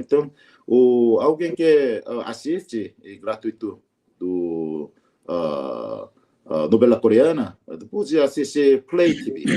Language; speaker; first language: Portuguese; non-native, learner; Korean